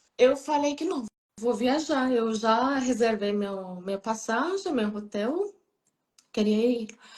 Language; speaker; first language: Portuguese; non-native, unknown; Persian